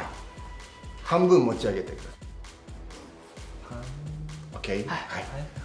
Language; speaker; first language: Japanese; non-native, learner; Korean